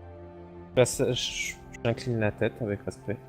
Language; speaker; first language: French; native; French